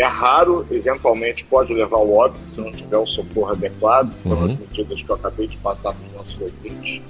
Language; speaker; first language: Portuguese; native; Portuguese